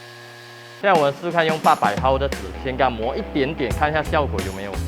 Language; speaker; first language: Chinese; native; Chinese